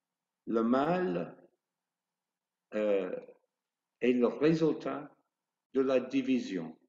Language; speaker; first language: French; non-native, fluent; English